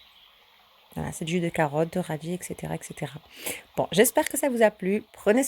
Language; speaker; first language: French; early bilingual, other home language; Turkish